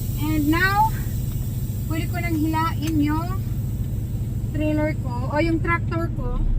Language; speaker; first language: Filipino; non-native, local second language; Waray